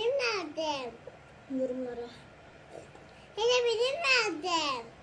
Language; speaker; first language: Turkish; early bilingual, other home language; Persian